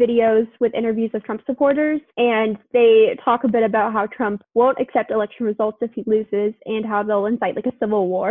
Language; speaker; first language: English; native; English